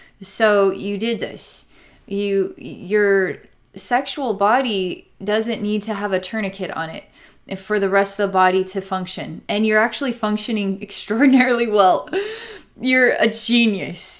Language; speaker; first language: English; native; English